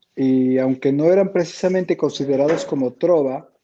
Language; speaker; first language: Spanish; native; Spanish